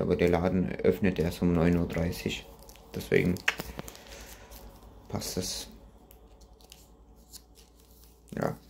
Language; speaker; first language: German; early bilingual, other home language; Turkish